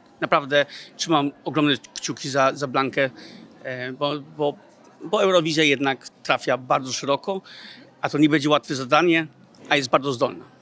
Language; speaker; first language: Polish; early bilingual, heritage; Polish